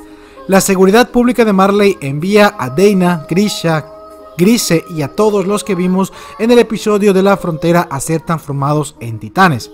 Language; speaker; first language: Spanish; native; Spanish